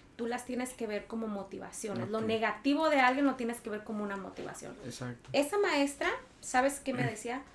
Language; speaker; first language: Spanish; native; Spanish